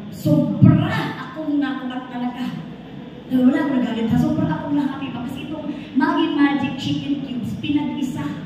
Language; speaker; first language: Filipino; non-native, local second language; Cebuano